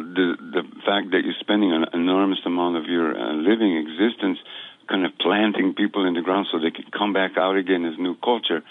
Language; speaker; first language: English; native; English